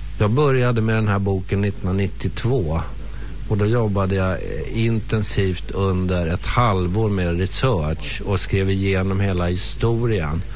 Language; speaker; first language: Swedish; native; Swedish